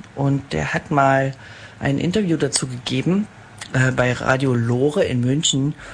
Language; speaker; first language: German; native; German